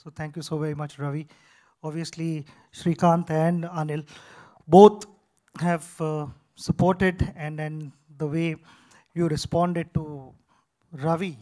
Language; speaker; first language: English; non-native, local second language; Marathi